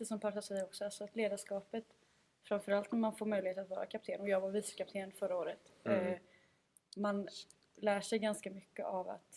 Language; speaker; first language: Swedish; native; Swedish